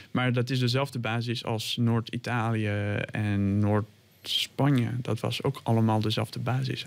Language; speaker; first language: Dutch; non-native, fluent; French